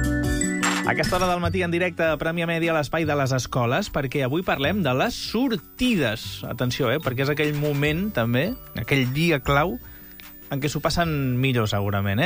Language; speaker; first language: Catalan; native; Catalan